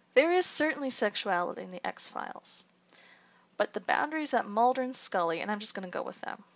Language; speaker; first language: English; native; English